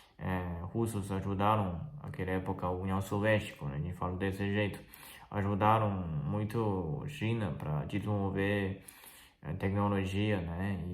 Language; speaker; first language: Portuguese; non-native, fluent; Chinese